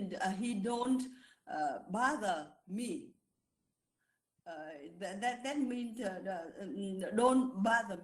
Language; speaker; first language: English; non-native, learner; Vietnamese